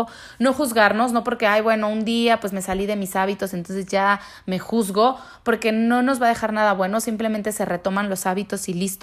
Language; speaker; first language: Spanish; native; Spanish